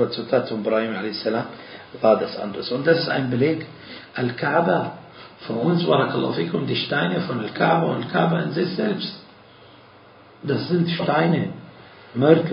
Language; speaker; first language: German; non-native, fluent; Arabic